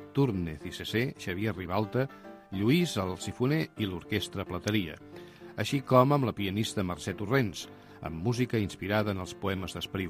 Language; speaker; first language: Catalan; native; Catalan